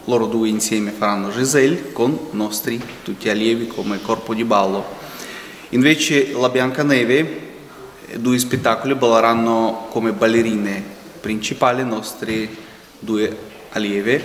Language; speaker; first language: Italian; non-native, fluent; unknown